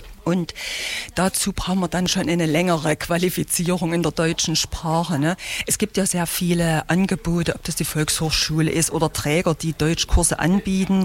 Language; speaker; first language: German; native; German